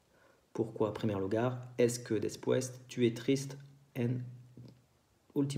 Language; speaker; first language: Spanish; non-native, fluent; French